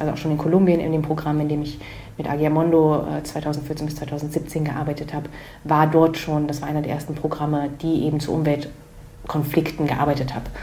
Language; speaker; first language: German; native; German